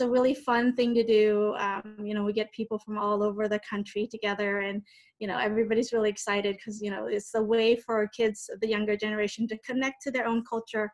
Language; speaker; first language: English; native; English